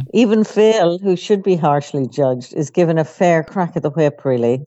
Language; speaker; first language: English; native; English